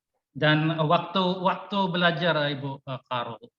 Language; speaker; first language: Indonesian; non-native, fluent; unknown